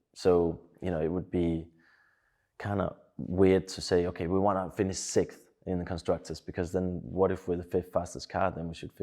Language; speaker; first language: English; non-native, fluent; Danish